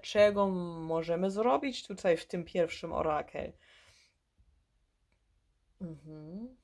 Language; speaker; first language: Polish; early bilingual, heritage; Polish